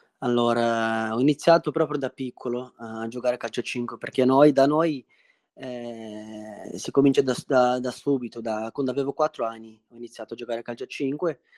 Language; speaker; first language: Italian; non-native, fluent; Portuguese